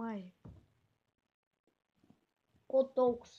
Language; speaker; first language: Bulgarian; native; Bulgarian